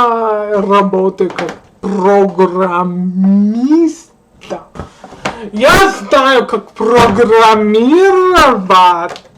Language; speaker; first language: Russian; non-native, learner; English